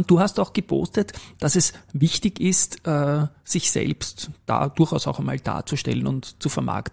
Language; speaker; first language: German; native; German